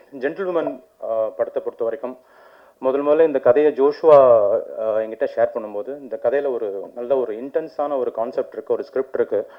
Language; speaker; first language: Tamil; native; Tamil